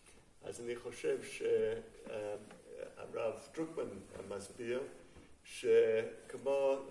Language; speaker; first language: Hebrew; non-native, fluent; English